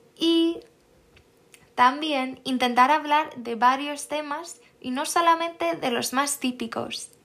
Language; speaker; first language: Spanish; non-native, fluent; Swedish